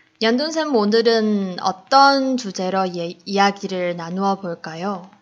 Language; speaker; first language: Korean; non-native, fluent; Chinese